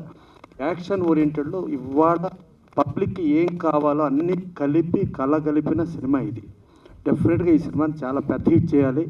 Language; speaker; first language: Telugu; native; Telugu